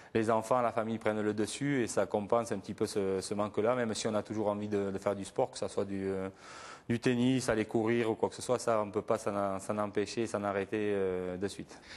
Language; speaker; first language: French; native; French